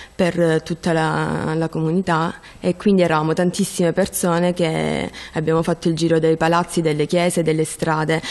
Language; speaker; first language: Italian; native; Italian